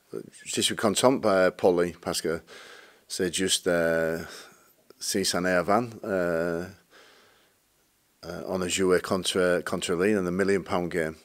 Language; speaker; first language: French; non-native, learner; English